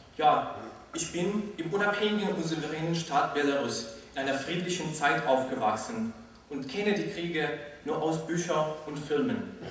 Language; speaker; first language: German; non-native, fluent; Russian